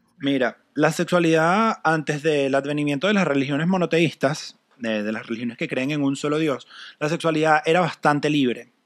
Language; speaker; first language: Spanish; native; Spanish